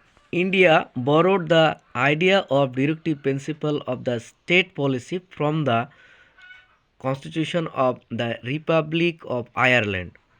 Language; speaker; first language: English; non-native, local second language; Bangla